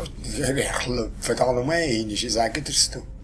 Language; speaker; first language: German; native; German